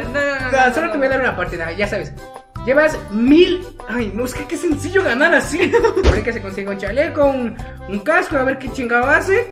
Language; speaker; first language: Spanish; native; Spanish